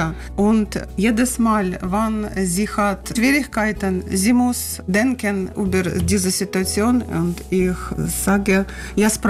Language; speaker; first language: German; non-native, learner; Russian